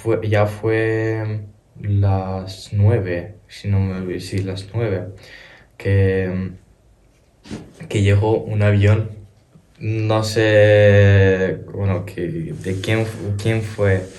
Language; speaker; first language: Spanish; early bilingual, other home language; Ukrainian